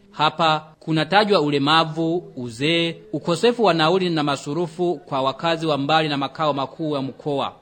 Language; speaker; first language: Swahili; non-native, local second language; Rundi